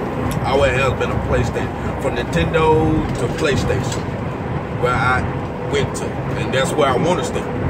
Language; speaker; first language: English; native; English